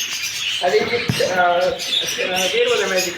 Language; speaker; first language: Arabic; non-native, learner; Indonesian